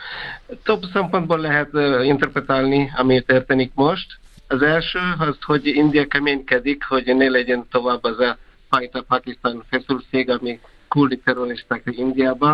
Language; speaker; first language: Hungarian; non-native, fluent; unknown